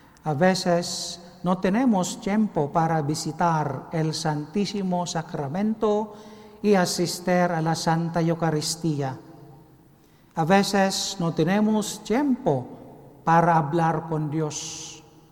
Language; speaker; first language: Spanish; non-native, learner; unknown